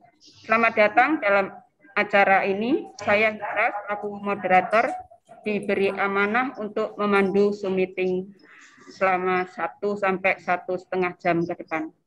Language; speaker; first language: Indonesian; native; Indonesian